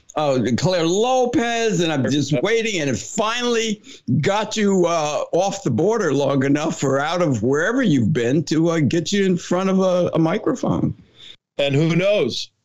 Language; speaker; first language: English; native; English